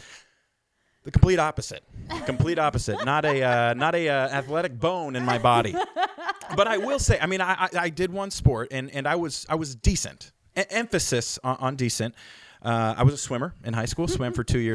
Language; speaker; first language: English; native; English